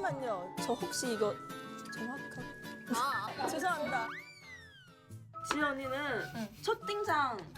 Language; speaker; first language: Korean; non-native, learner; Chinese